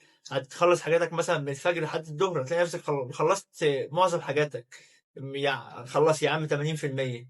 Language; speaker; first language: Arabic; native; Arabic